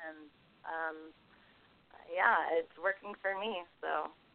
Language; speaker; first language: English; native; English